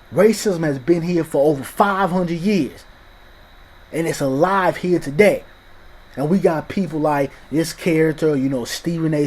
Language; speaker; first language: English; native; English